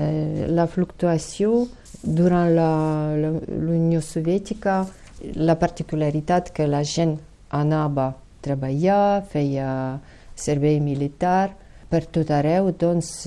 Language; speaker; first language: Catalan; non-native, fluent; Ukrainian